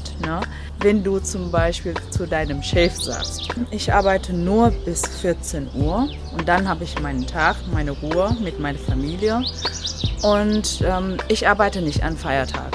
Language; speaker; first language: German; non-native, fluent; Vietnamese